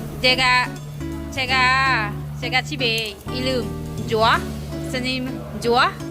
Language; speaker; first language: Korean; non-native, learner; Thai